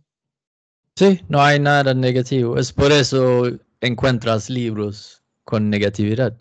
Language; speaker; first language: Spanish; non-native, fluent; Swedish